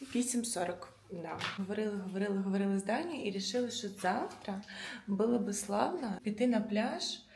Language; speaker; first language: Ukrainian; non-native, local second language; Russian